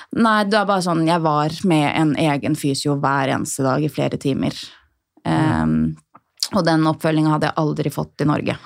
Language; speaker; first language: Norwegian; native; Norwegian